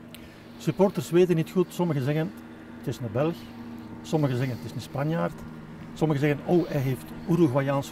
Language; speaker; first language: Dutch; native; Dutch